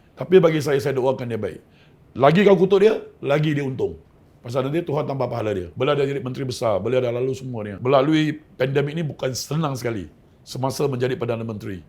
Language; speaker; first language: Malay; non-native, local second language; Chinese